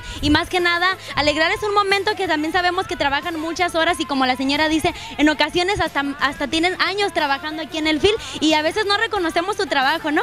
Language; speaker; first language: Spanish; native; Spanish